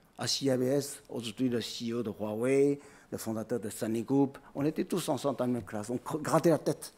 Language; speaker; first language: French; non-native, fluent; Chinese